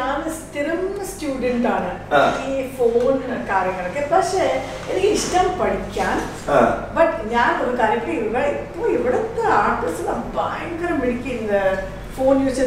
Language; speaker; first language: Malayalam; non-native, fluent; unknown